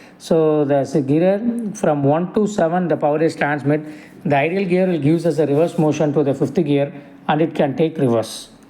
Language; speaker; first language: English; non-native, local second language; Tamil